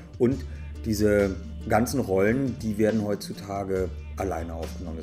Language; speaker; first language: German; native; German